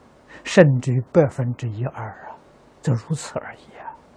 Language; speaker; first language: Chinese; native; Chinese